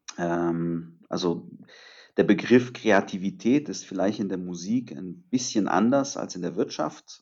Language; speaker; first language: German; early bilingual, other home language; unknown